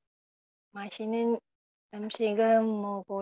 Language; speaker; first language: Korean; non-native, learner; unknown